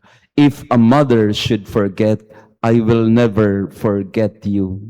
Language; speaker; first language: English; non-native, local second language; Filipino